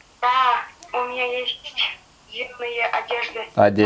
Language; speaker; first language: Russian; non-native, learner; Kyrgyz